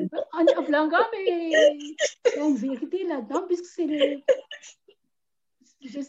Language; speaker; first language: French; non-native, local second language; Malagasy